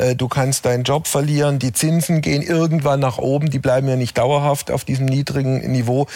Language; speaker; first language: German; native; German